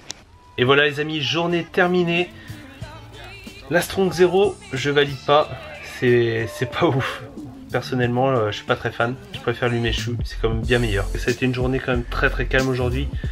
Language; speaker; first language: French; native; French